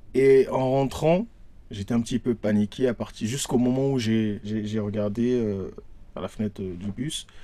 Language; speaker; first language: French; non-native, local second language; Lingala